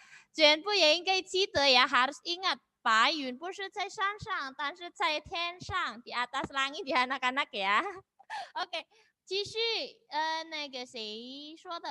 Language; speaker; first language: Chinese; non-native, fluent; Indonesian